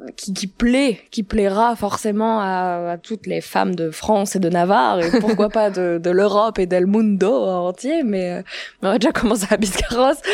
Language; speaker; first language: French; native; French